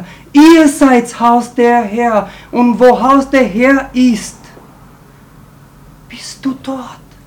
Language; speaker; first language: German; non-native, fluent; Romanian